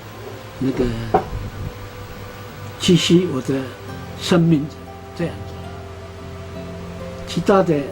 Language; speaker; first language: Chinese; non-native, local second language; Amis